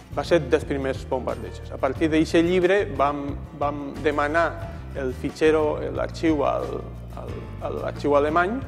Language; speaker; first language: Spanish; native; Spanish